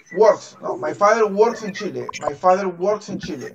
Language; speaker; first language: English; non-native, fluent; Spanish